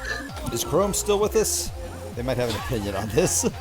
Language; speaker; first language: English; native; English